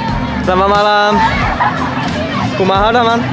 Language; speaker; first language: Indonesian; non-native, local second language; Sundanese